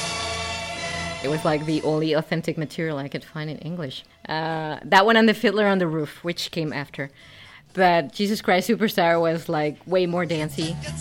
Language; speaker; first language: English; non-native, fluent; Spanish